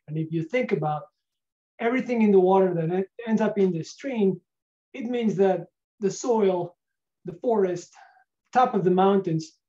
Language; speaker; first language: English; non-native, fluent; Spanish